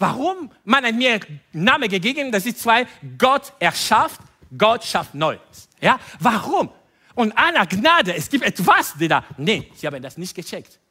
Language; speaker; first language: German; non-native, fluent; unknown